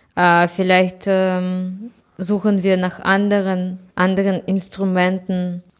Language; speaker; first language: German; non-native, fluent; Russian